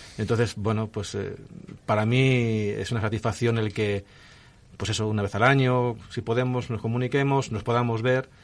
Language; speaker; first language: Spanish; native; Spanish